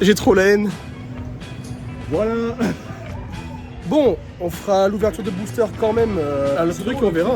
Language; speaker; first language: French; native; French